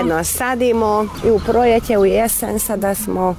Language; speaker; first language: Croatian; non-native, local second language; Hungarian